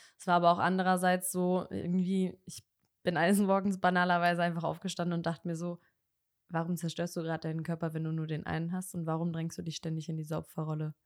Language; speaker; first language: German; early bilingual, other home language; Bosnian